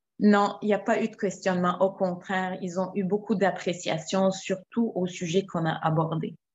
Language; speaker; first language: French; non-native, local second language; Arabic